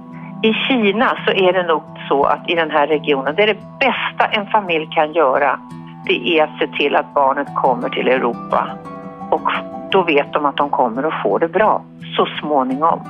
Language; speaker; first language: Swedish; native; Swedish